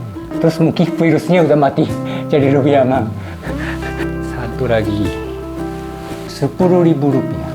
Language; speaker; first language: Indonesian; non-native, fluent; Japanese